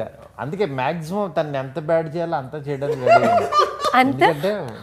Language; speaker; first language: Telugu; native; Telugu